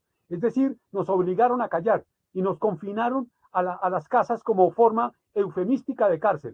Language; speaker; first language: Spanish; native; Spanish